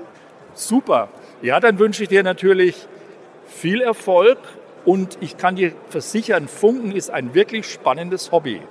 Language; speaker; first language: German; native; German